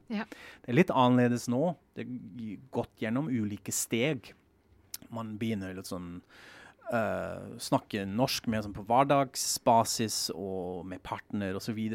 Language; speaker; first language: Norwegian; non-native, fluent; German